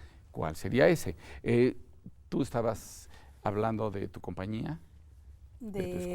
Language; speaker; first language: Spanish; native; Spanish